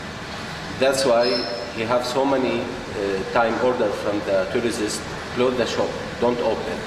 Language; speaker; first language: English; non-native, learner; Arabic